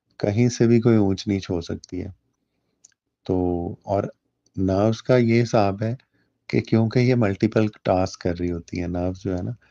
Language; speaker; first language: Urdu; native; Urdu